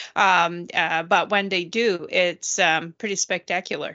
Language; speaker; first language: English; non-native, fluent; Turkish